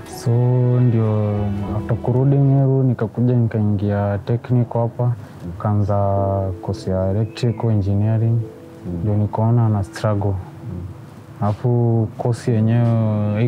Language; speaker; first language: Swahili; non-native, local second language; Meru